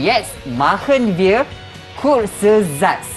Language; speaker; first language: German; non-native, fluent; Malay